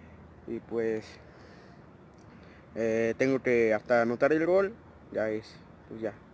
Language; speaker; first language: Spanish; native; Spanish